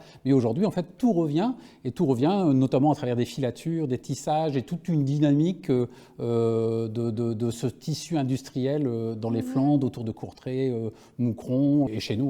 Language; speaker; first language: French; native; French